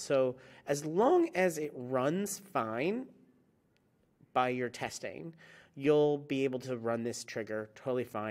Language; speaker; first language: English; native; English